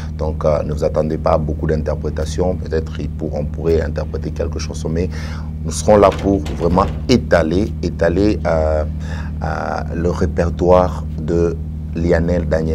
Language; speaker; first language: French; non-native, local second language; Swahili